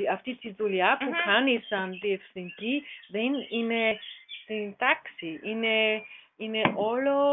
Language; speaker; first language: Greek; non-native, learner; German